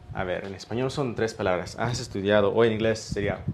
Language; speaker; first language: Spanish; early bilingual, heritage; Spanish